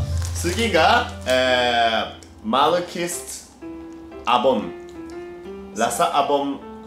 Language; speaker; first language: Japanese; native; Japanese